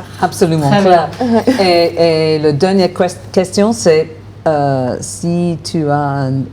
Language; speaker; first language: French; non-native, fluent; English